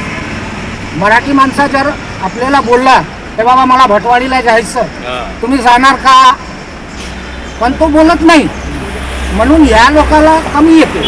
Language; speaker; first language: Marathi; non-native, local second language; Hindi